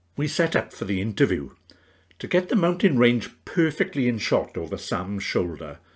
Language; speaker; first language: English; native; English